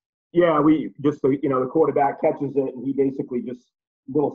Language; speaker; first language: English; native; English